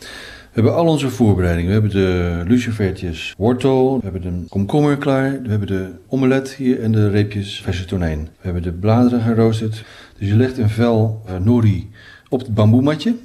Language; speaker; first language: Dutch; native; Dutch